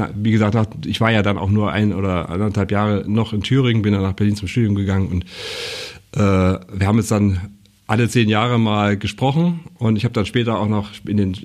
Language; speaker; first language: German; native; German